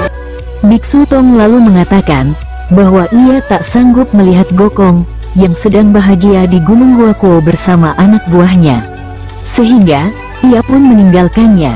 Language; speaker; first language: Indonesian; native; Indonesian